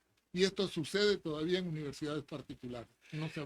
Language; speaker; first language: Spanish; native; Spanish